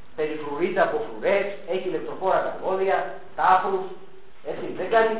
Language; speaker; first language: Greek; early bilingual, heritage; Greek